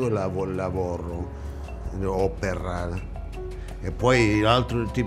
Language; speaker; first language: Italian; non-native, learner; English